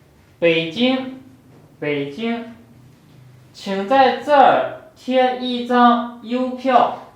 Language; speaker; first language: Chinese; non-native, fluent; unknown